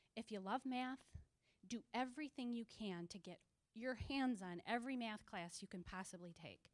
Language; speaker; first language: English; native; English